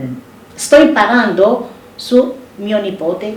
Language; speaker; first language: Italian; non-native, fluent; Arabic